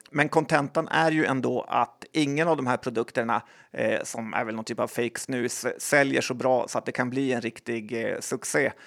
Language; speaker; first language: Swedish; native; Swedish